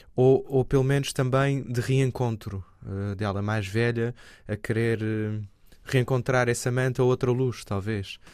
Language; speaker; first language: Portuguese; native; Portuguese